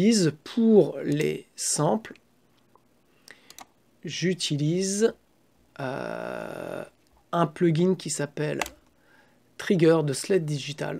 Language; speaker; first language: French; native; French